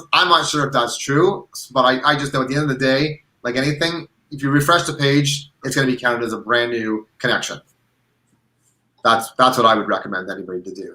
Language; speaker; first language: English; native; English